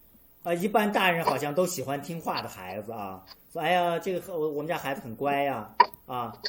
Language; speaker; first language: Chinese; native; Chinese